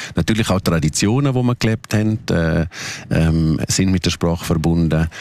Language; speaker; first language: German; non-native, local second language; Romansh